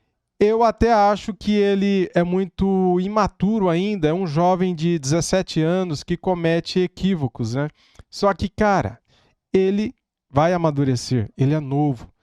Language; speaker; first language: Portuguese; native; Portuguese